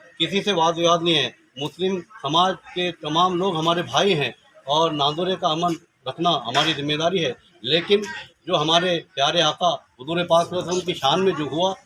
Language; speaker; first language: Urdu; native; Urdu